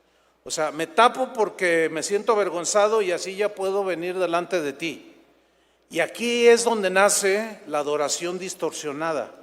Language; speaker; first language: Spanish; native; Spanish